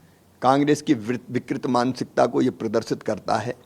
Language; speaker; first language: Hindi; native; Hindi